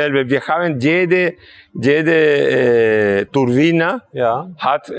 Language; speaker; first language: German; non-native, fluent; Spanish